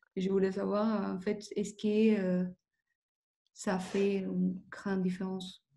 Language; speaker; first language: French; non-native, fluent; Spanish